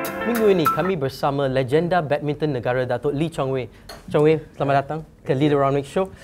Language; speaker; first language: Malay; native; Malay